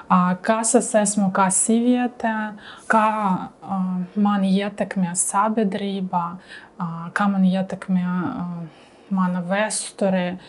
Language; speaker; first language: Latvian; non-native, learner; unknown